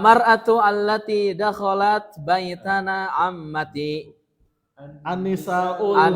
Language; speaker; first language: Arabic; non-native, fluent; Indonesian